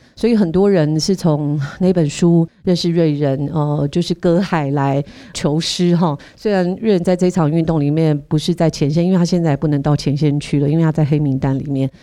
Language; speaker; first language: Chinese; native; Chinese